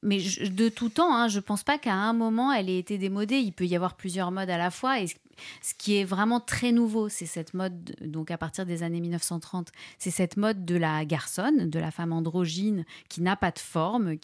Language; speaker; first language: French; native; French